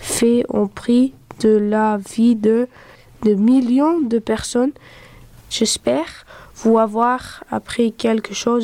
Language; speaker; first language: French; non-native, local second language; Dutch